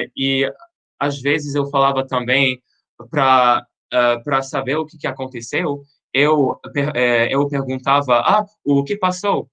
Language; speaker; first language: Portuguese; non-native, fluent; French